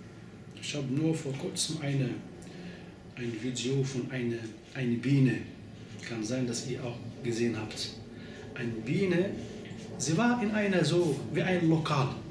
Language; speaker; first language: German; non-native, fluent; Arabic